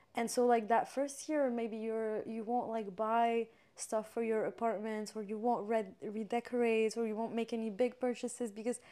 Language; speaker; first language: English; non-native, fluent; French